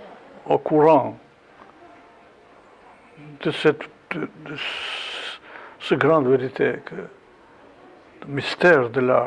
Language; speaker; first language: French; non-native, fluent; Albanian